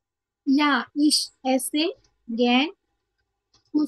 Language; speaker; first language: German; non-native, learner; Bangla